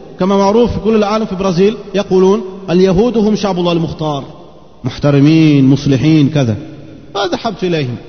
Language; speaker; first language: Arabic; non-native, fluent; Portuguese